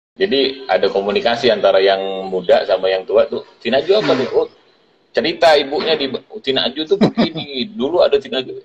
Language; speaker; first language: Indonesian; native; Indonesian